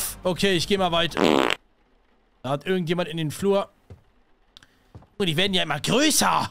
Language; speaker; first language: German; native; German